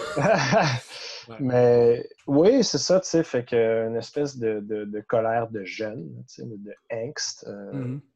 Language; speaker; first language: French; native; French